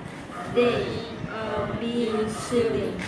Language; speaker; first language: English; non-native, learner; Vietnamese